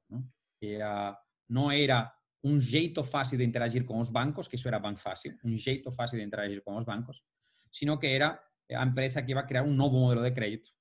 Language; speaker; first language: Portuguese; non-native, fluent; Spanish